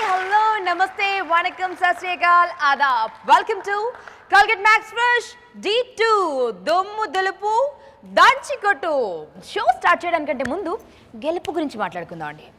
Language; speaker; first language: Telugu; native; Telugu